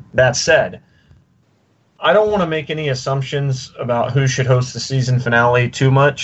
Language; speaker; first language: English; native; English